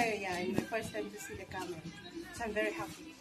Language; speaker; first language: English; non-native, local second language; Filipino